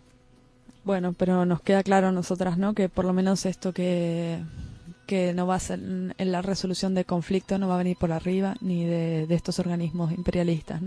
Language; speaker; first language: Spanish; native; Spanish